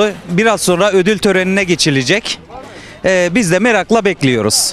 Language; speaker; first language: Turkish; native; Turkish